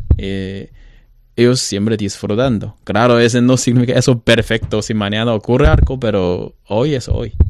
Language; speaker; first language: Spanish; non-native, learner; Chinese